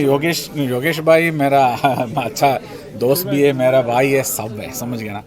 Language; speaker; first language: Hindi; non-native, local second language; Malayalam